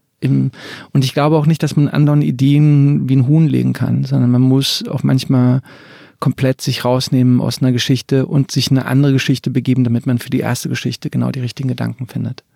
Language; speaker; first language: German; early bilingual, other home language; Croatian